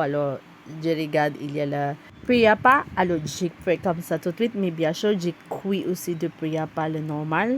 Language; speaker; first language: French; non-native, learner; Cebuano